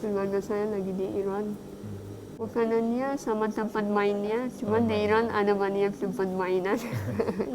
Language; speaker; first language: Indonesian; non-native, fluent; Persian